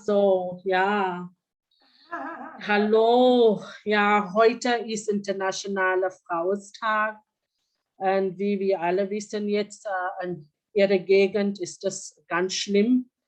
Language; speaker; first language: German; non-native, learner; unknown